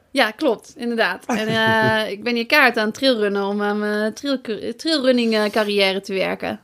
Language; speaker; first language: Dutch; native; Dutch